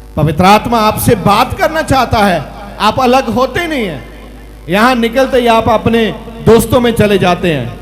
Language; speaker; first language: Hindi; non-native, local second language; Punjabi